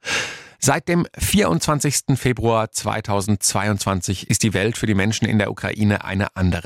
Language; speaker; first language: German; native; German